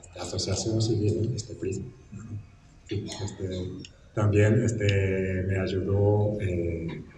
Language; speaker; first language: Spanish; non-native, fluent; Japanese